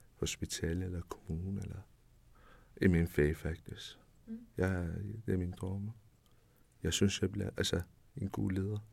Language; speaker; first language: Danish; non-native, learner; Persian